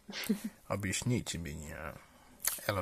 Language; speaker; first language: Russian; non-native, learner; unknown